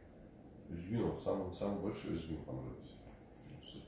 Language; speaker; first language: Russian; non-native, learner; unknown